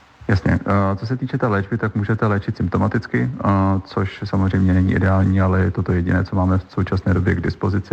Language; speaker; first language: Czech; native; Czech